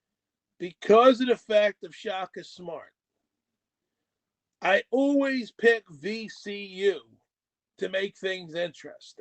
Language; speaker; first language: English; native; English